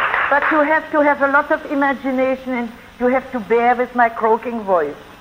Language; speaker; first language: English; non-native, fluent; German